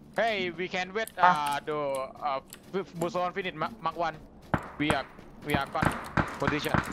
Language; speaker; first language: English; non-native, learner; Thai